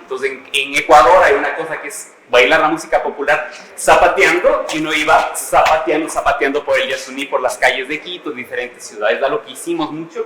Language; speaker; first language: Spanish; native; Spanish